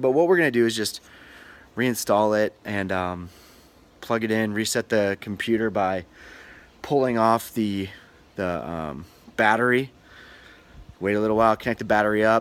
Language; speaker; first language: English; native; English